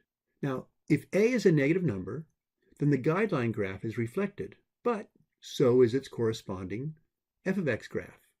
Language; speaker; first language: English; native; English